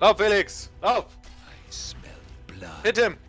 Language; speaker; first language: German; native; German